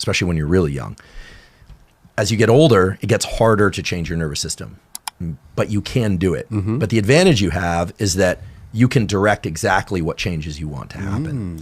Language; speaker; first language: English; native; English